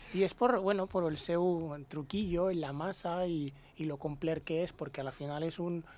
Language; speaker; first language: Catalan; non-native, local second language; Spanish